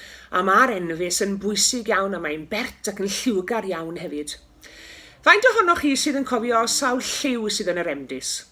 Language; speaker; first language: Welsh; native; Welsh